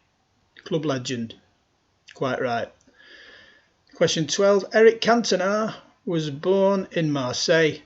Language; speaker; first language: English; native; English